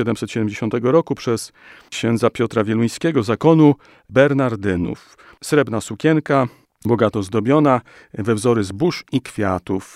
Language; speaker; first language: Polish; native; Polish